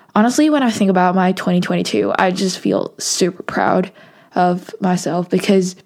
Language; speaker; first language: English; non-native, local second language; Cantonese